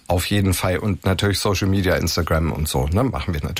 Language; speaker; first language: German; native; German